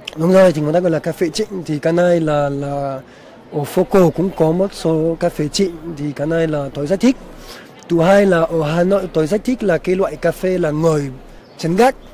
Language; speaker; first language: Vietnamese; non-native, fluent; French